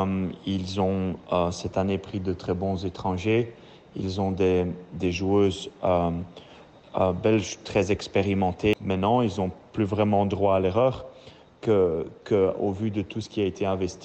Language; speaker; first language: French; native; French